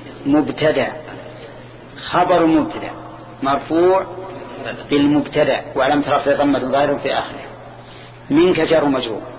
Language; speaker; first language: Arabic; native; Arabic